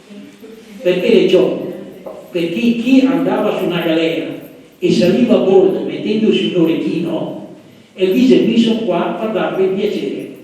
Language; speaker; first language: Italian; native; Italian